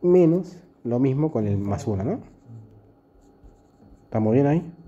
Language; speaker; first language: Spanish; native; Spanish